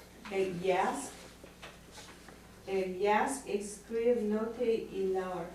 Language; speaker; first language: Irish; non-native, learner; English